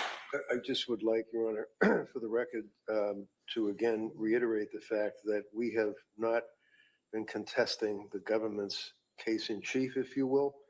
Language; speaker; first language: English; native; English